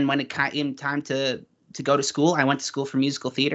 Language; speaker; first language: English; native; English